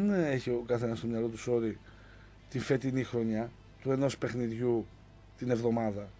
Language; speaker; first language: Greek; native; Greek